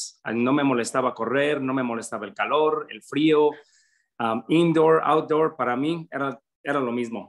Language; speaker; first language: Spanish; early bilingual, other home language; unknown